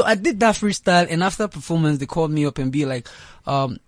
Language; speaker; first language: English; non-native, local second language; Yoruba